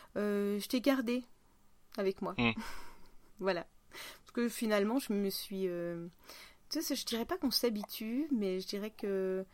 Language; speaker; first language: French; non-native, fluent; Russian